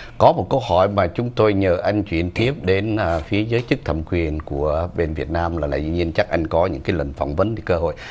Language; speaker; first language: Vietnamese; native; Vietnamese